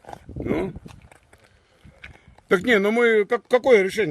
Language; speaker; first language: Russian; native; Russian